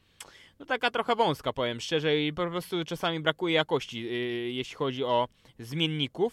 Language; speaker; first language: Polish; native; Polish